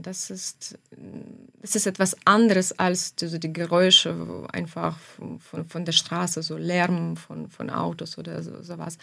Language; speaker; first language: German; non-native, fluent; Ukrainian